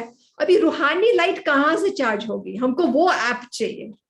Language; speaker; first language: Hindi; native; Hindi